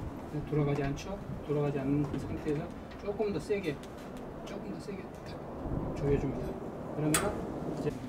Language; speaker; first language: Korean; native; Korean